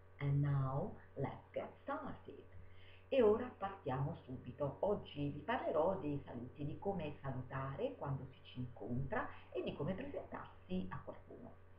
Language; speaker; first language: Italian; native; Italian